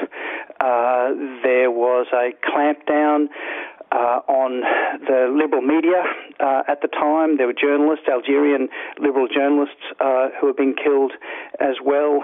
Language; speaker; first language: English; native; English